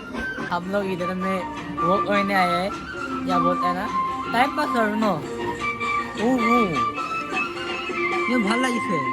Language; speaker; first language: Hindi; non-native, local second language; Assamese